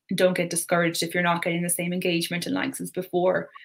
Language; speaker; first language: English; native; English